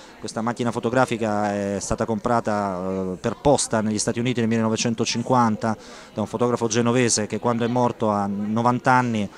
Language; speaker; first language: Italian; native; Italian